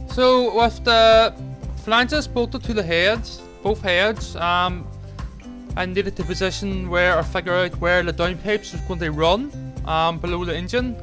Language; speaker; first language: English; native; English